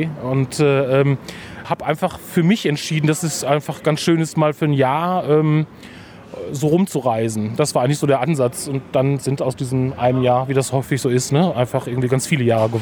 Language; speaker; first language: German; native; German